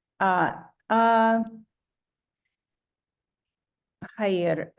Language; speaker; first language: Turkish; non-native, learner; English